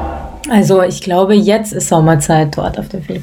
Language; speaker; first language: German; early bilingual, other home language; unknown